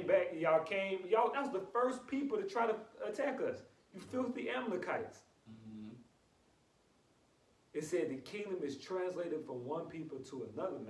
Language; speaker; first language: English; native; English